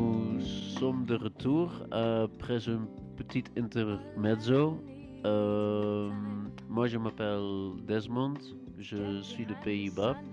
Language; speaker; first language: French; non-native, fluent; Dutch